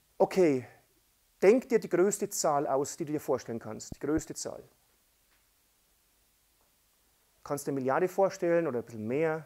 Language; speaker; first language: German; native; German